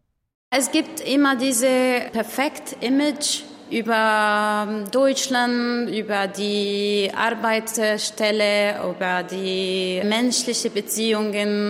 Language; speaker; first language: German; non-native, learner; Arabic